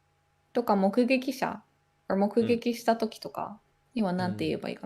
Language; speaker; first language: Japanese; native; Japanese